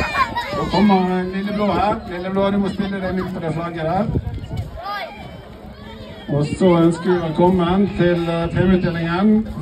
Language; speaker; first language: Norwegian; native; Norwegian